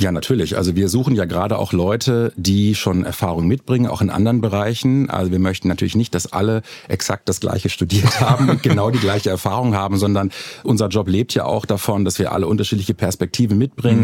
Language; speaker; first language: German; native; German